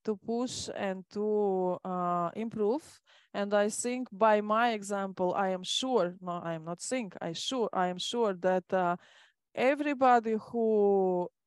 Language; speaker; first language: English; non-native, fluent; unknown